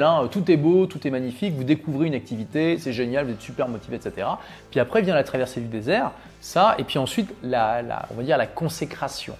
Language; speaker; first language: French; native; French